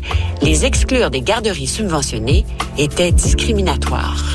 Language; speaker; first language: French; native; French